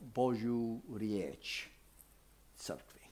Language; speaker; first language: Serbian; non-native, fluent; English